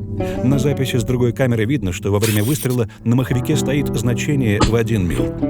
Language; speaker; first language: Russian; native; Russian